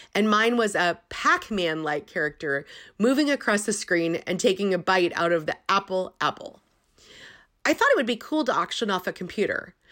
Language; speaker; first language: English; native; English